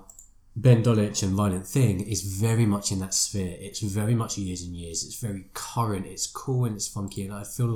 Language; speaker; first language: English; native; English